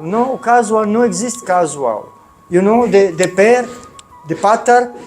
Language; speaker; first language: English; non-native, learner; Italian